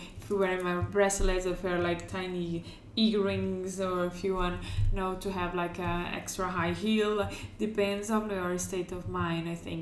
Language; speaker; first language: English; non-native, fluent; Portuguese